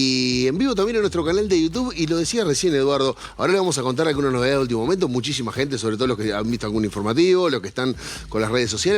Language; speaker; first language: Spanish; native; Spanish